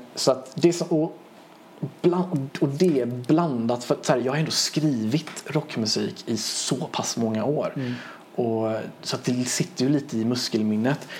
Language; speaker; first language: Swedish; early bilingual, other home language; Persian